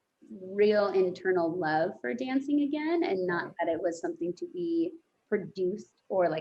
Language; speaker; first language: English; native; English